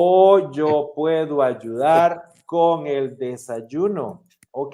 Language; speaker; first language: Spanish; non-native, fluent; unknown